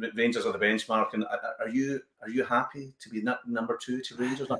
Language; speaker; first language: English; native; English